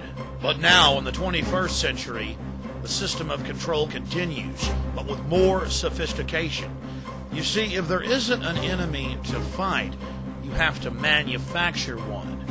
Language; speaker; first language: English; native; English